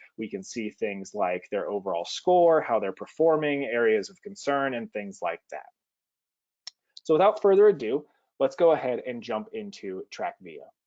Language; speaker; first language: English; native; English